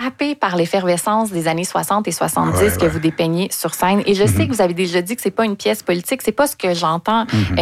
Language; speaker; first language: French; native; French